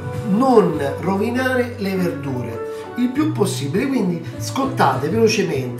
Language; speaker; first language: Italian; native; Italian